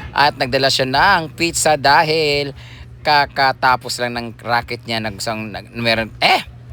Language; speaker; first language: Filipino; non-native, local second language; Cebuano